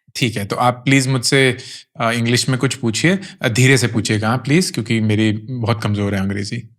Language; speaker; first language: Hindi; native; Hindi